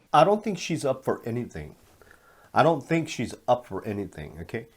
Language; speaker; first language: English; non-native, fluent; Korean